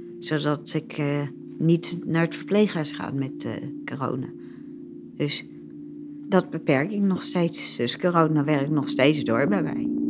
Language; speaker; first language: Dutch; native; Dutch